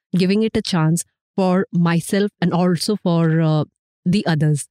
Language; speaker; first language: English; non-native, local second language; Hindi